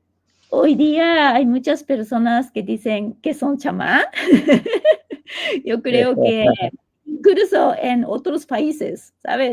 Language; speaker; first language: Spanish; non-native, fluent; Japanese